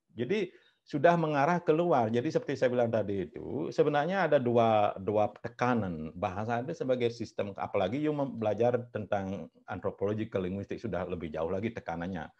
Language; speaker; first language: Indonesian; non-native, local second language; Balinese